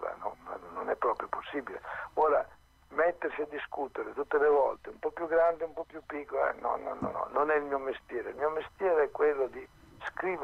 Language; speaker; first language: Italian; native; Italian